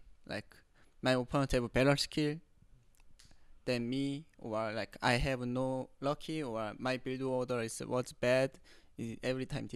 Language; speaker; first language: English; non-native, learner; Korean